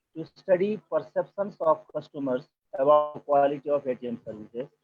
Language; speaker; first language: English; non-native, local second language; Nepali